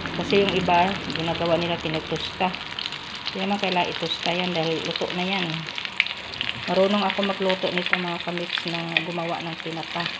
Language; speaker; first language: Filipino; non-native, local second language; Cebuano